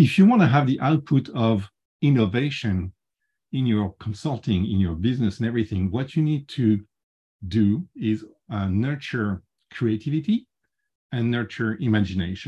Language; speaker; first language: English; non-native, fluent; French